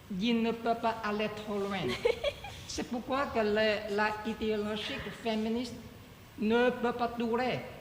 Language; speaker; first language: French; non-native, learner; Chinese